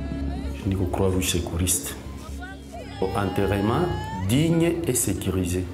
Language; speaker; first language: French; non-native, local second language; Swahili